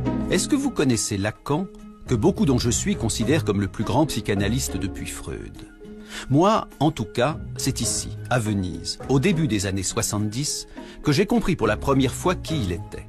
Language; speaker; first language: French; native; French